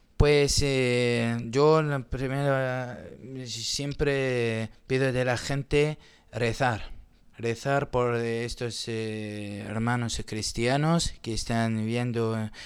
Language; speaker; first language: Spanish; non-native, learner; Arabic